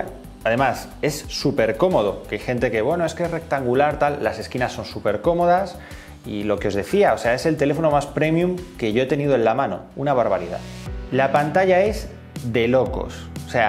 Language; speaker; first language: Spanish; native; Spanish